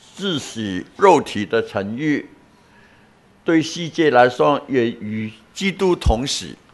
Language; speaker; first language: Chinese; non-native, local second language; Cantonese